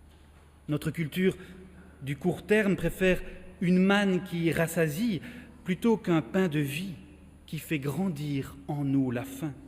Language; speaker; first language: French; native; French